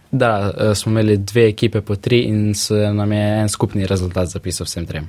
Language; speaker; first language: Slovenian; early bilingual, other home language; Russian